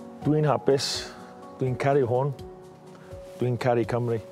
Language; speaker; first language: Welsh; non-native, learner; English